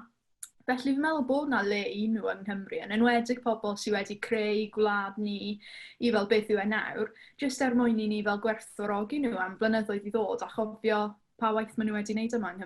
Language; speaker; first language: Welsh; non-native, local second language; English